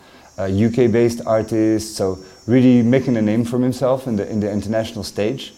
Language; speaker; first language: English; non-native, fluent; French